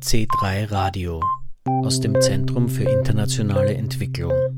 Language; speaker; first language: German; native; German